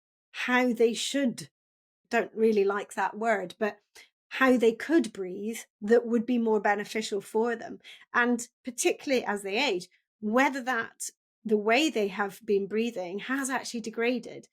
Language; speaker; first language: English; native; English